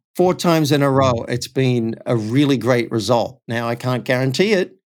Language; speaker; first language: English; native; English